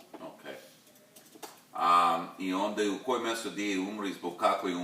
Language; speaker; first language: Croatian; early bilingual, heritage; Croatian